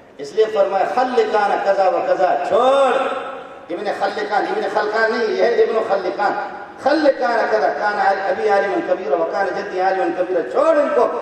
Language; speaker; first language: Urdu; non-native, local second language; Brahui